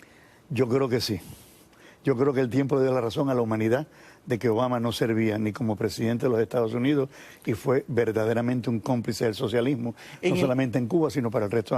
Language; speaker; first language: Spanish; native; Spanish